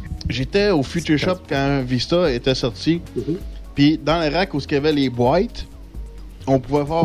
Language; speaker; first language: French; native; French